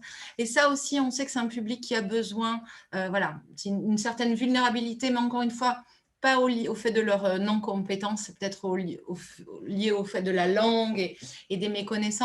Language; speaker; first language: French; native; French